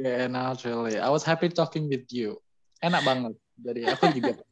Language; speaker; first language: English; non-native, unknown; Indonesian